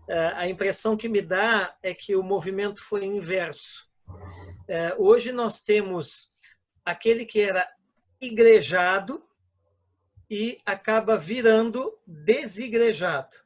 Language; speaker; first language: Portuguese; native; Portuguese